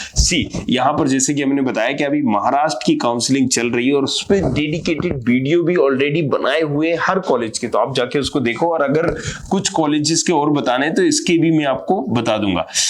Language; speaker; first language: Hindi; native; Hindi